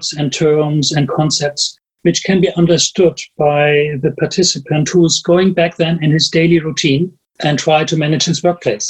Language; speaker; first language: English; non-native, fluent; German